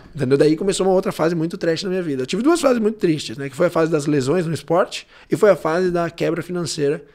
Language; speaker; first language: Portuguese; early bilingual, other home language; Italian